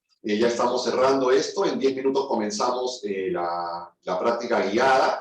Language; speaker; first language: Spanish; native; Spanish